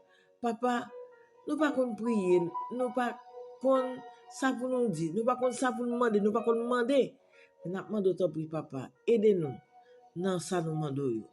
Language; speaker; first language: French; non-native, local second language; Haitian Creole